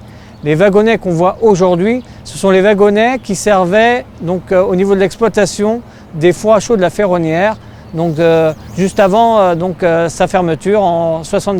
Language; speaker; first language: French; native; French